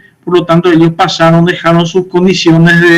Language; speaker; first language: Spanish; native; Spanish